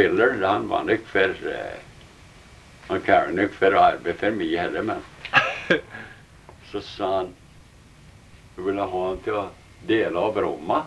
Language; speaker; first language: Norwegian; early bilingual, heritage; Norwegian